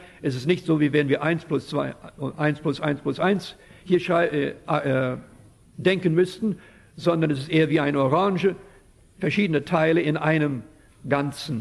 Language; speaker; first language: German; early bilingual, heritage; German